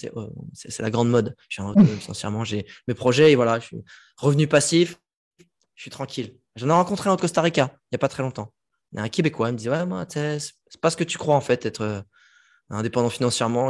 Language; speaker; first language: French; native; French